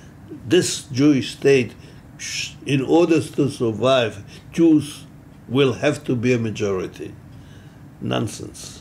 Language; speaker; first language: English; non-native, fluent; Hebrew